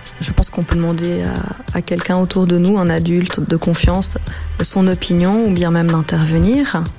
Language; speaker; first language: French; native; French